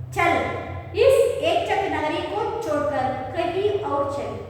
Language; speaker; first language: Hindi; non-native, local second language; Kannada